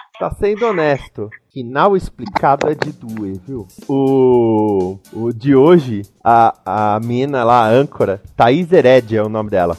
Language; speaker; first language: Portuguese; native; Portuguese